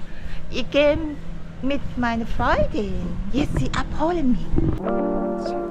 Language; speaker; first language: German; non-native, learner; Thai